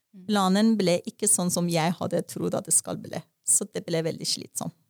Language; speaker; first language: Norwegian; non-native, fluent; Persian